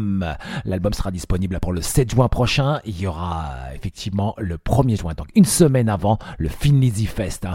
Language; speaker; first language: French; native; French